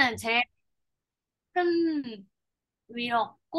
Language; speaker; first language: Korean; non-native, learner; Chinese